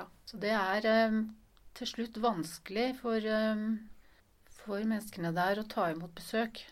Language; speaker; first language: Norwegian; native; Norwegian